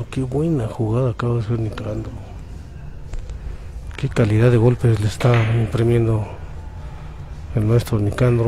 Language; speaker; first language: Spanish; native; Spanish